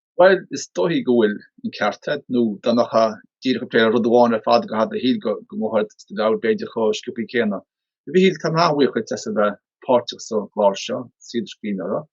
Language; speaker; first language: Irish; native; Irish